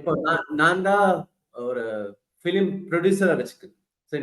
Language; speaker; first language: Tamil; early bilingual, heritage; Tamil